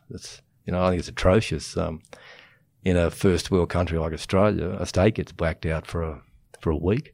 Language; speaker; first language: English; native; English